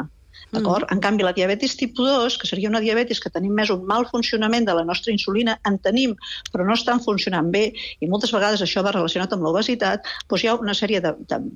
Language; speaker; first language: Catalan; native; Catalan